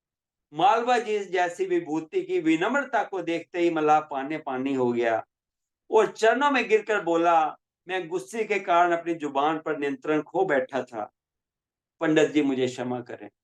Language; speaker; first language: Hindi; native; Hindi